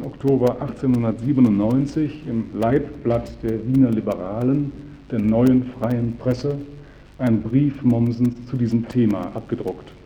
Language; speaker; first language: German; native; German